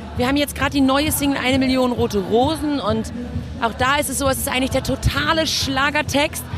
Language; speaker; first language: German; native; German